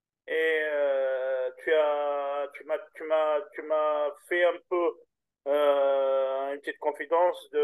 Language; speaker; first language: French; native; French